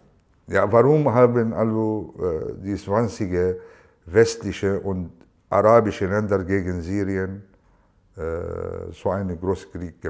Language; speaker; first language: German; non-native, learner; Arabic